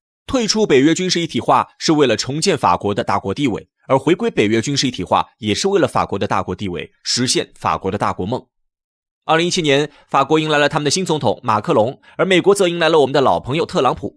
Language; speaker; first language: Chinese; native; Chinese